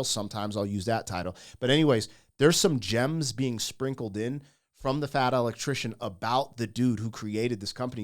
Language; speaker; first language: English; native; English